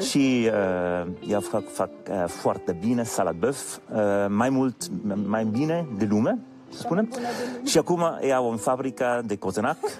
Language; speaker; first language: Romanian; non-native, learner; German